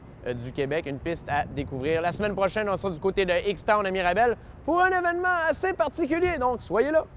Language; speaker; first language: French; native; French